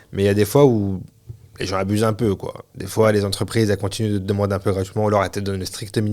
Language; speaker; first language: French; native; French